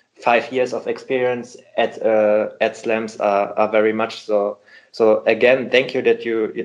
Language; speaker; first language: English; non-native, fluent; German